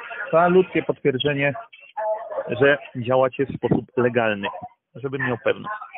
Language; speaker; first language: Polish; native; Polish